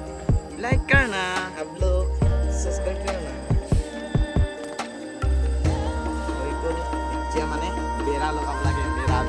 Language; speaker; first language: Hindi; non-native, local second language; Assamese